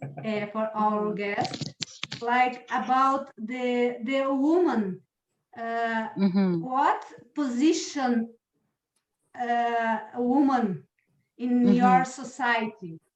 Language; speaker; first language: English; non-native, learner; Portuguese